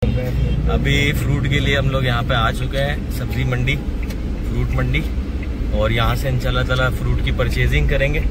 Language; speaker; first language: Hindi; native; Hindi